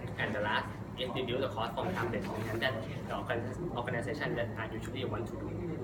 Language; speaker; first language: English; non-native, learner; Thai